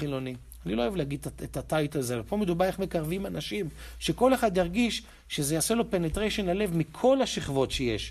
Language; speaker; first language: Hebrew; native; Hebrew